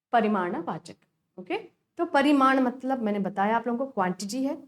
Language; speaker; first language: Hindi; non-native, local second language; Kannada